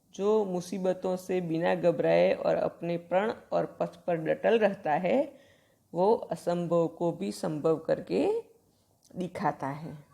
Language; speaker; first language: Hindi; non-native, local second language; Gujarati